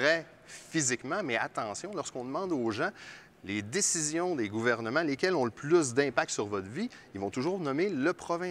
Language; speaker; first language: French; native; French